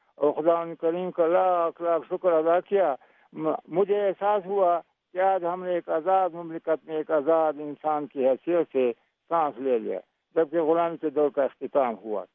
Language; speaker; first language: Urdu; non-native, local second language; Pashto